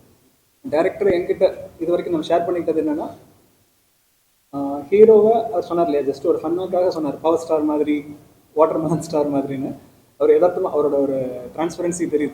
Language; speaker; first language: Tamil; native; Tamil